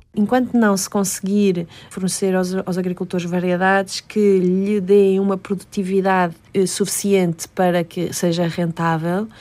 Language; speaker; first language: Portuguese; native; Portuguese